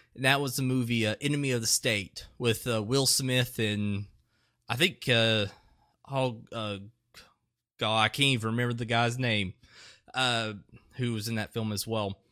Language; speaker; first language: English; native; English